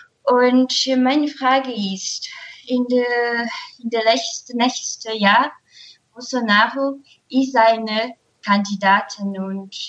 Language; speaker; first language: German; non-native, learner; Portuguese